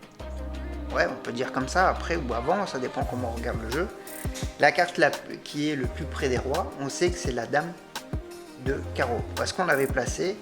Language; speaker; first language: French; native; French